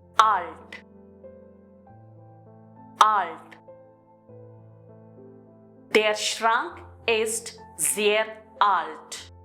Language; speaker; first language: German; non-native, fluent; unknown